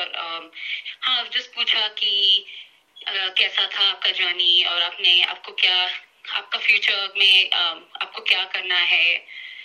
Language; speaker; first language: Hindi; non-native, local second language; Tamil